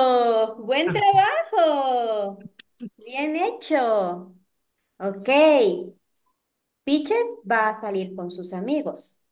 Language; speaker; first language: Spanish; non-native, fluent; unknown